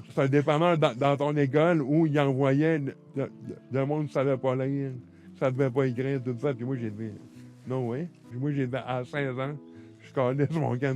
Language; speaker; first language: French; native; French